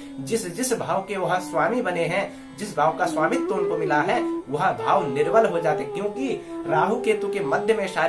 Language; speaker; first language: Hindi; native; Hindi